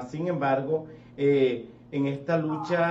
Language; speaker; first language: Spanish; native; Spanish